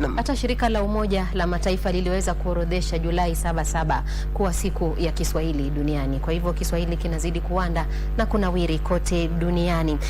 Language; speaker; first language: Swahili; non-native, local second language; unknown